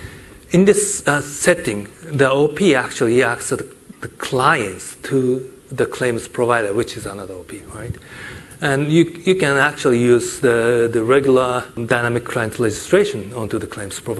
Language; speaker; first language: English; non-native, fluent; Japanese